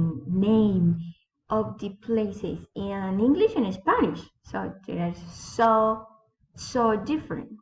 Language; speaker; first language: English; non-native, learner; Spanish